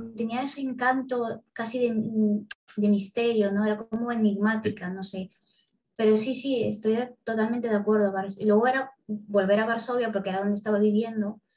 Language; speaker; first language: Spanish; early bilingual, other home language; Russian